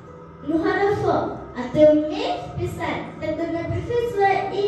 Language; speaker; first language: Russian; non-native, learner; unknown